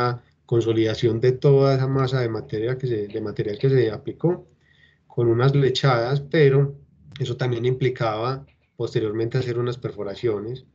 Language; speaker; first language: Spanish; native; Spanish